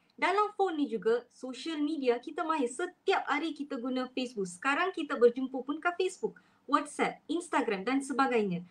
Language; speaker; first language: Malay; non-native, local second language; Tamil